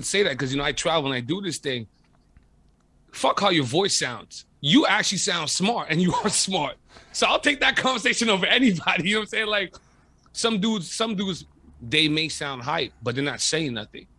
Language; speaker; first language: English; native; English